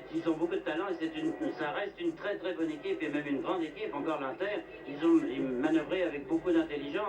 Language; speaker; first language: French; native; French